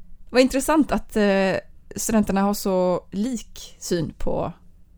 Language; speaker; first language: Swedish; native; Swedish